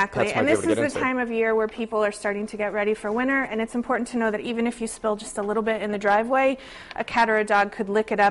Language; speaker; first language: English; native; English